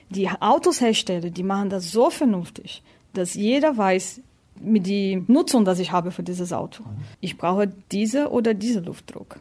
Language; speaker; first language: German; non-native, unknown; Portuguese